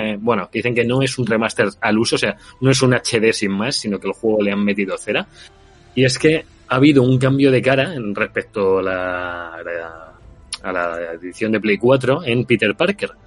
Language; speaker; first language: Spanish; native; Spanish